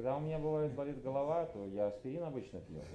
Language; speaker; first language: Russian; native; Russian